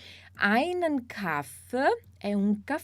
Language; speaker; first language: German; non-native, fluent; Portuguese